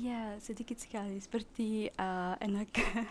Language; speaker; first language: Indonesian; non-native, learner; Arabic